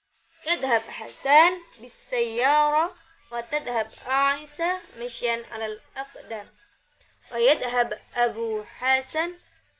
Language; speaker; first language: Arabic; non-native, learner; Indonesian